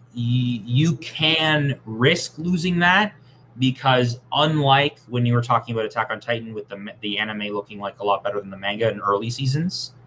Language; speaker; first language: English; native; English